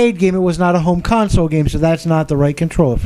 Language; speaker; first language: English; native; English